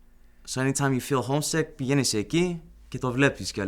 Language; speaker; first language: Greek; early bilingual, heritage; Greek